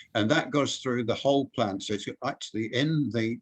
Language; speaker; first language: English; native; English